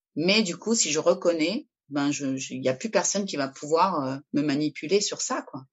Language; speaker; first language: French; early bilingual, other home language; Spanish